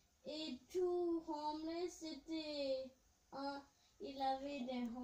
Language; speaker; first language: French; early bilingual, heritage; English